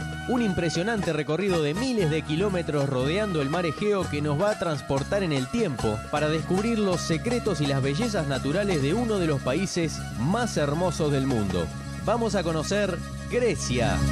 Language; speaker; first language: Spanish; native; Spanish